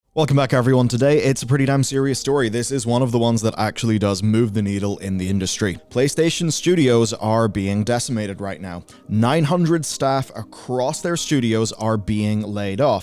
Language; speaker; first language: English; native; English